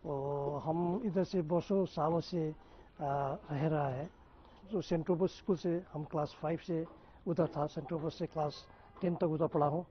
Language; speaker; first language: Hindi; non-native, local second language; Nepali